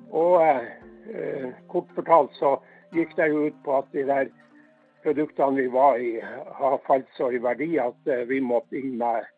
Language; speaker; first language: Norwegian; native; Norwegian